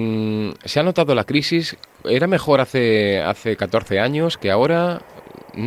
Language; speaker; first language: Spanish; native; Spanish